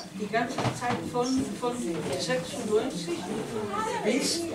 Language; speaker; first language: German; non-native, learner; Spanish